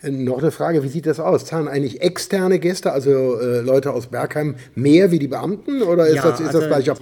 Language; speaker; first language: German; native; German